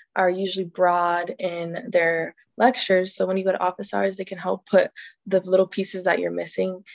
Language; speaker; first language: English; native; English